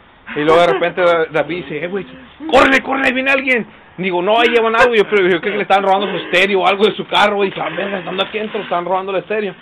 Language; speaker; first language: Spanish; native; Spanish